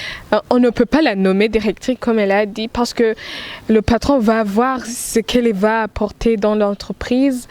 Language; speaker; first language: French; non-native, local second language; Rundi